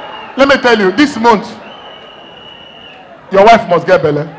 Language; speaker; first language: English; non-native, local second language; Igbo